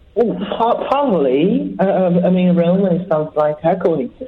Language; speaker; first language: English; non-native, fluent; Chinese